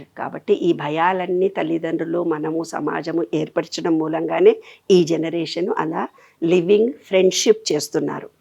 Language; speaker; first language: Telugu; native; Telugu